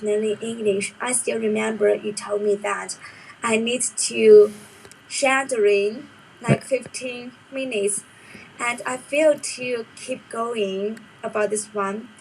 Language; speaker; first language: English; non-native, learner; Chinese